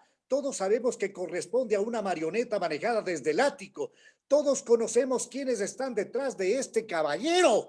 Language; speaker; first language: Spanish; native; Spanish